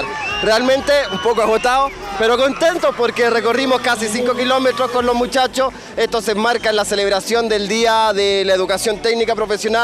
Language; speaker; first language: Spanish; native; Spanish